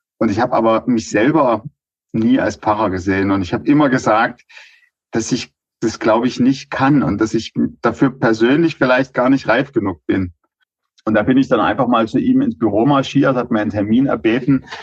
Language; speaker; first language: German; native; German